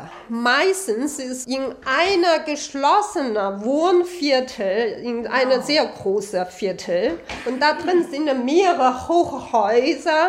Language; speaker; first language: German; non-native, fluent; Chinese